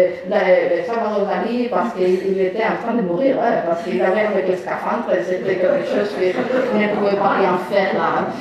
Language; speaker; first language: French; non-native, fluent; Spanish